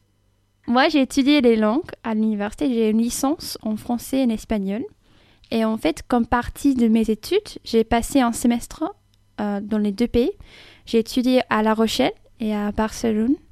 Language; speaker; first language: French; non-native, fluent; English